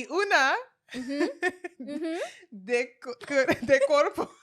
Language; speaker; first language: Spanish; non-native, learner; English